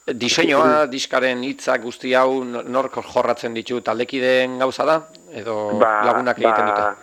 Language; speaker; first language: Basque; native; Basque